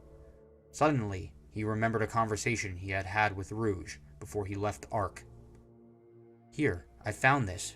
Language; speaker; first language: English; native; English